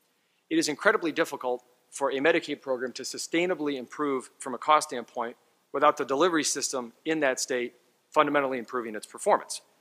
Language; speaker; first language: English; native; English